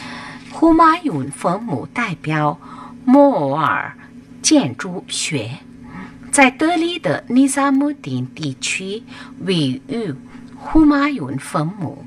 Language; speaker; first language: Chinese; non-native, local second language; Urdu